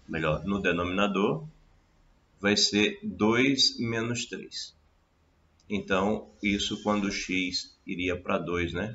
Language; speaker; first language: Portuguese; native; Portuguese